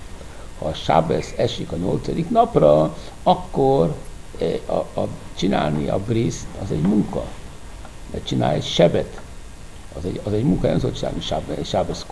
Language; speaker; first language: Hungarian; non-native, fluent; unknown